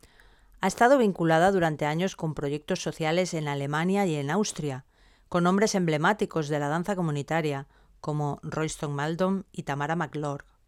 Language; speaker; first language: Spanish; native; Spanish